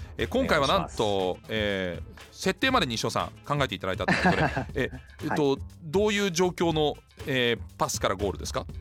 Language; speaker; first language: Japanese; non-native, fluent; German